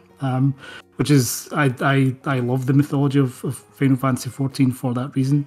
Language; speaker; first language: English; native; English